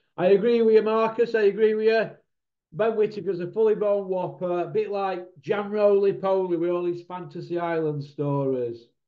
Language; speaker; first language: English; native; English